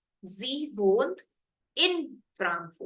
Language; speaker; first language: German; non-native, fluent; Hindi